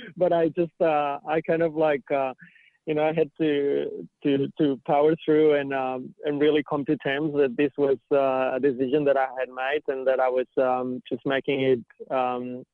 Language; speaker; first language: English; non-native, fluent; Catalan